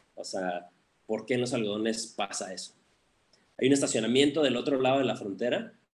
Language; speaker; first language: Spanish; early bilingual, heritage; Spanish